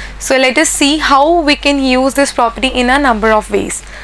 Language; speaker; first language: English; non-native, local second language; Hindi